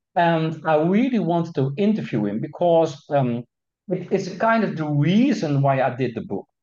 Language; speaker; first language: English; non-native, fluent; Dutch